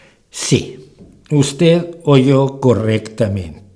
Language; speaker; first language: Spanish; native; Spanish